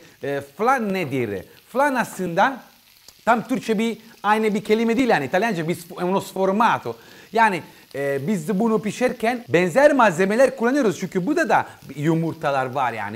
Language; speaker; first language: Turkish; non-native, fluent; Italian